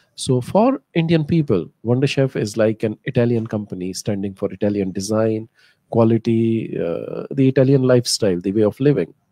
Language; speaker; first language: English; non-native, local second language; Hindi